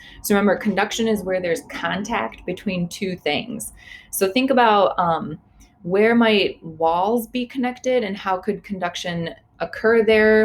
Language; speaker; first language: English; native; English